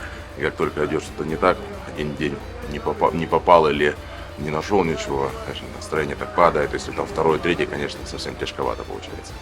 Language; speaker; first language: Russian; native; Russian